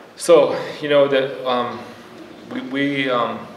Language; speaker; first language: English; native; English